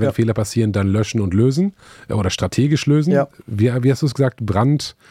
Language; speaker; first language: German; native; German